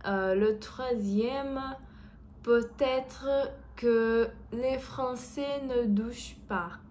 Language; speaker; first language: French; non-native, learner; Portuguese